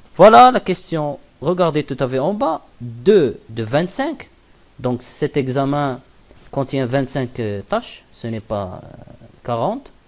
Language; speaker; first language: French; non-native, local second language; Arabic